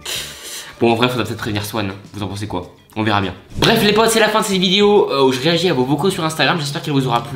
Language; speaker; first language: French; native; French